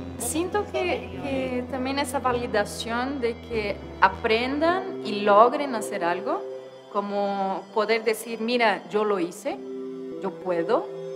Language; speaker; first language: Spanish; non-native, fluent; Portuguese